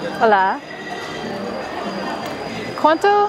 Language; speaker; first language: Spanish; non-native, learner; English